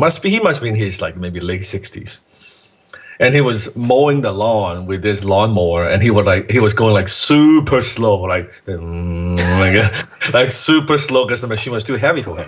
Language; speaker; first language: English; non-native, local second language; Cantonese